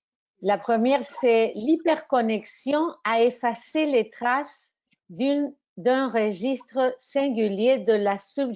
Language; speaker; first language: French; non-native, fluent; Spanish